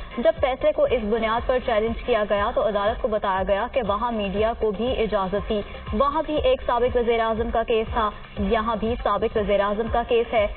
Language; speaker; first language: Urdu; native; Urdu